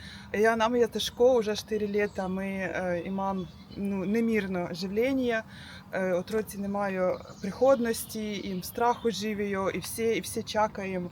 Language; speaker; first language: Slovenian; non-native, learner; Ukrainian